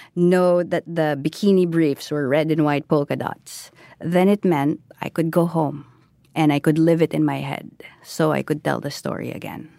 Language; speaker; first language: English; non-native, local second language; Filipino